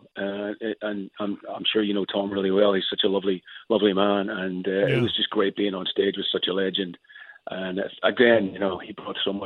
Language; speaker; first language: English; native; English